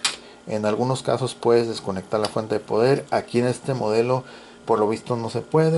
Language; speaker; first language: Spanish; native; Spanish